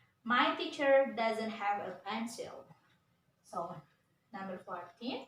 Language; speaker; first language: English; non-native, learner; Indonesian